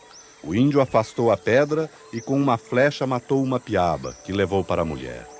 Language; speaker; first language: Portuguese; native; Portuguese